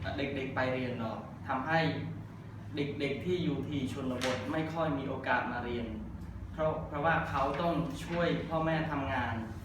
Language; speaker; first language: Thai; non-native, learner; Khmer